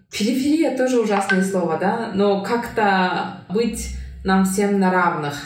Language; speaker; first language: Russian; non-native, local second language; Kyrgyz